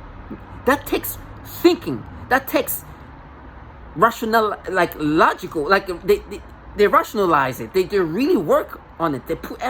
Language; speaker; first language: English; non-native, fluent; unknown